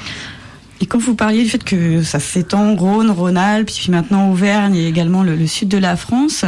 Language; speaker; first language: French; native; French